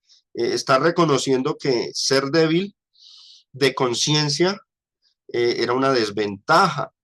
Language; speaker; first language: Spanish; native; Spanish